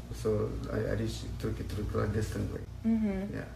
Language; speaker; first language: English; non-native, fluent; Persian